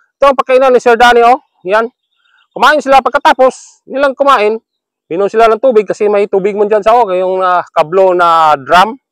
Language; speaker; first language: Filipino; non-native, local second language; Cebuano